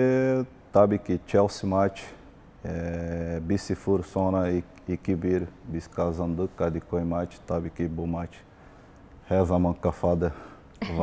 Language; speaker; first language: Turkish; non-native, learner; Portuguese